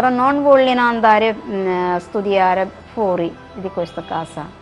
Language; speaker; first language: Italian; non-native, learner; Malayalam